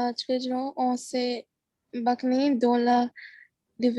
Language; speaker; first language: French; non-native, learner; Arabic